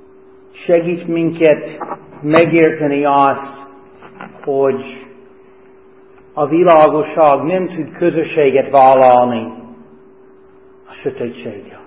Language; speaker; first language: Hungarian; non-native, fluent; English